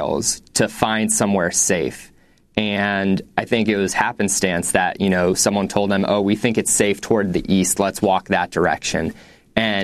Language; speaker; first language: English; native; English